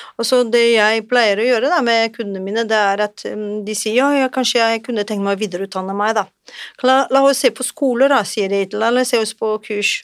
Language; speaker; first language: Norwegian; non-native, fluent; Portuguese